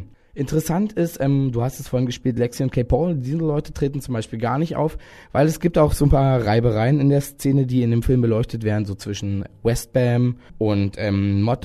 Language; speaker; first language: German; native; German